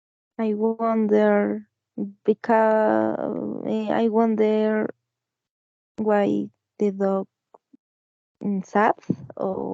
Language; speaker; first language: English; non-native, learner; Spanish